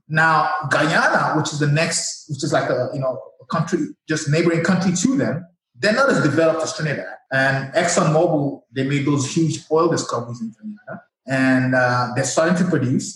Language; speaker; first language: English; non-native, local second language; Yoruba